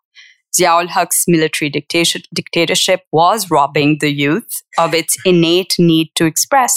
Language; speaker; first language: English; non-native, local second language; Urdu